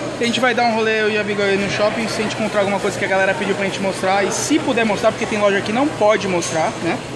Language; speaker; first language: Portuguese; native; Portuguese